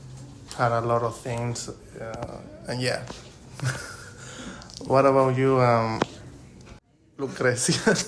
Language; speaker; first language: English; non-native, learner; Spanish